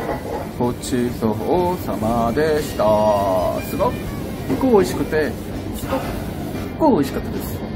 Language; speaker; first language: Japanese; non-native, fluent; Korean